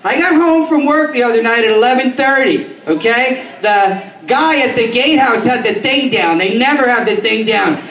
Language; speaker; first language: English; native; English